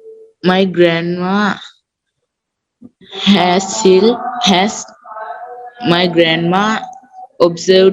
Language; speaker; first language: English; non-native, learner; Sinhala